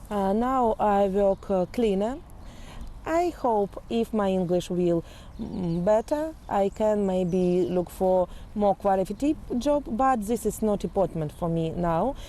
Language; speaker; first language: English; non-native, learner; Ukrainian